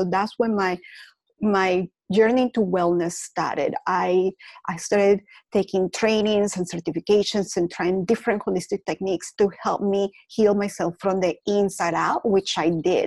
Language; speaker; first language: English; non-native, fluent; Spanish